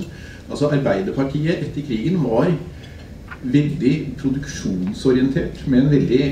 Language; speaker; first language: Norwegian; native; Norwegian